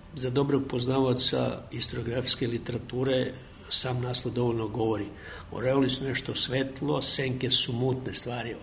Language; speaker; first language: Serbian; native; Serbian